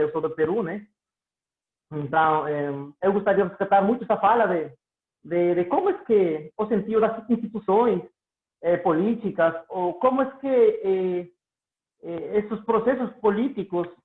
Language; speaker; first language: Portuguese; non-native, learner; Spanish